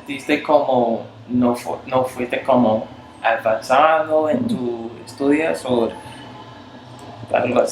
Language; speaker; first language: Spanish; non-native, learner; English